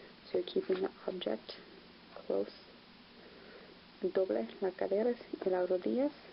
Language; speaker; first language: Spanish; non-native, learner; English